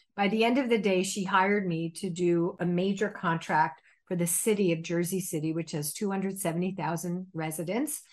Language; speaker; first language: English; native; English